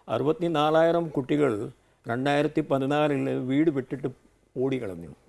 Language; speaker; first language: Malayalam; non-native, fluent; Hindi